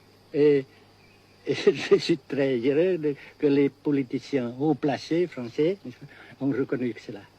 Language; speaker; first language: French; non-native, fluent; Vietnamese